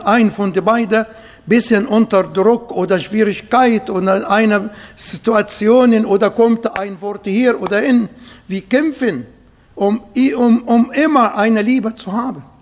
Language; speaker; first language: German; non-native, fluent; Arabic